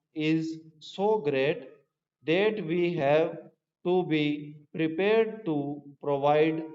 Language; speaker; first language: English; non-native, local second language; Hindi